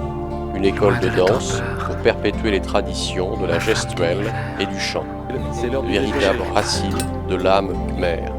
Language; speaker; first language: French; native; French